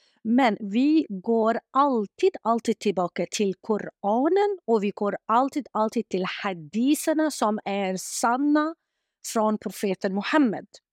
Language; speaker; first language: Swedish; non-native, fluent; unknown